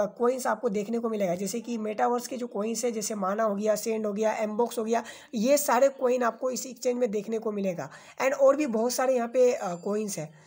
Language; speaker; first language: Hindi; native; Hindi